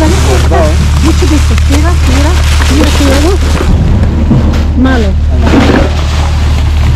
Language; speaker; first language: Spanish; non-native, learner; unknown